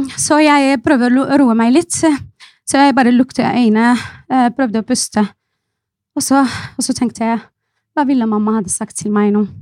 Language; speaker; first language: Norwegian; non-native, fluent; Arabic